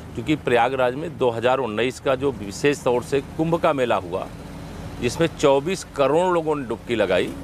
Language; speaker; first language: Hindi; native; Hindi